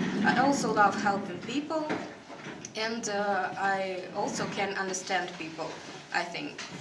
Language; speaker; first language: English; non-native, learner; Russian